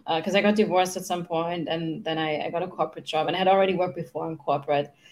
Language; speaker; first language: English; non-native, fluent; German